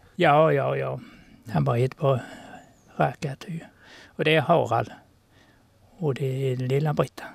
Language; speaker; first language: Swedish; native; Swedish